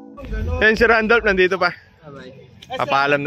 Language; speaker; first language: Filipino; native; Filipino